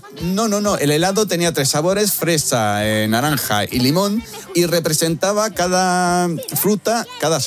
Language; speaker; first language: Spanish; native; Spanish